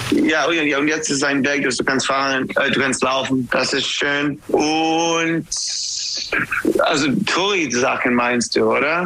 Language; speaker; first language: German; non-native, learner; English